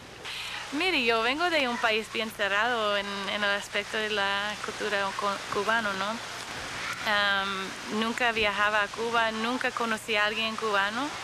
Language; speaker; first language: Spanish; non-native, fluent; English